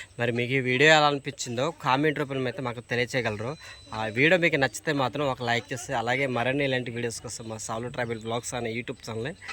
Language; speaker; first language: Telugu; native; Telugu